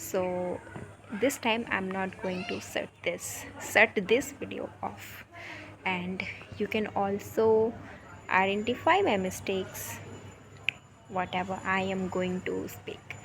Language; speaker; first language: English; non-native, local second language; Hindi